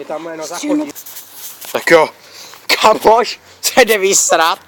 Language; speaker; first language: Czech; native; Czech